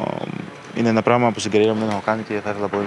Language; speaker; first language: Greek; early bilingual, other home language; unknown